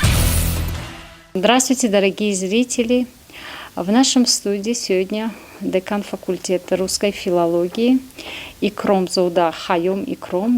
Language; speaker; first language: Russian; non-native, local second language; Tajik